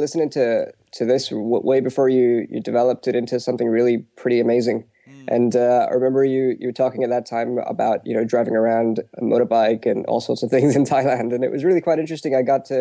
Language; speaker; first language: English; native; English